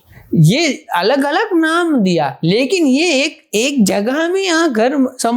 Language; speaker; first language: Hindi; non-native, fluent; Sinhala